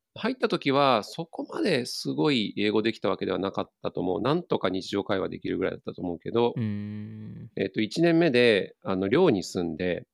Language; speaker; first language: Japanese; early bilingual, other home language; Turkish